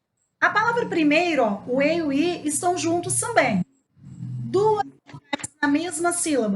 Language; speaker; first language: Portuguese; native; Portuguese